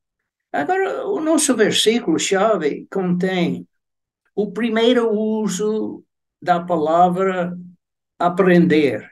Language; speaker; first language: Portuguese; non-native, fluent; English